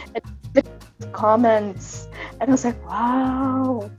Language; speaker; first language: English; non-native, local second language; Cebuano